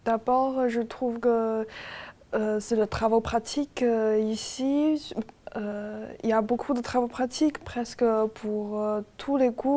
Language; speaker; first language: French; non-native, learner; Chinese